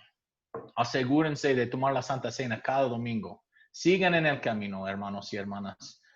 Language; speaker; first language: Spanish; non-native, fluent; English